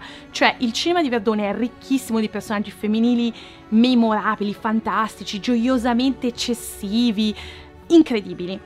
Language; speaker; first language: Italian; native; Italian